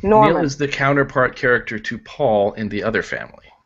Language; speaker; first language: English; native; English